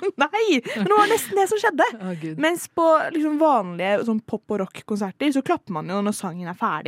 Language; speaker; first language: Norwegian; native; Norwegian